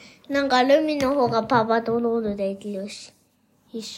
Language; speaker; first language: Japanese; early bilingual, other home language; Korean